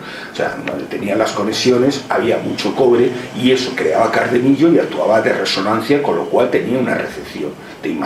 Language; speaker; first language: Spanish; native; Spanish